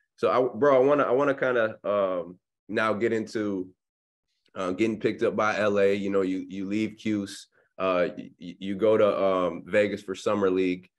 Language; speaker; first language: English; native; English